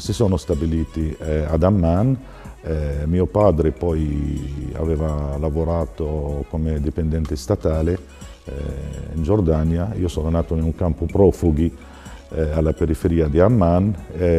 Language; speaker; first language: Italian; non-native, fluent; Arabic